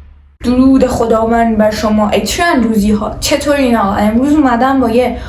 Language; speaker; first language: Persian; native; Persian